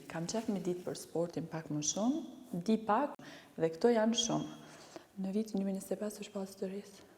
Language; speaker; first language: Albanian; early bilingual, heritage; Albanian